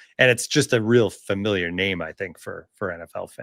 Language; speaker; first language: English; native; English